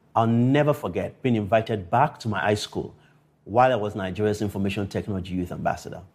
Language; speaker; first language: English; non-native, local second language; Yoruba